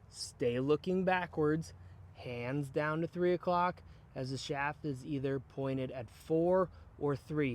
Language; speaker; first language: English; native; English